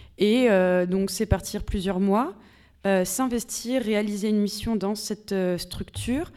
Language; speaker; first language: French; native; French